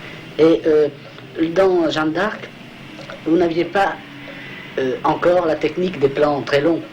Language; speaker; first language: French; native; French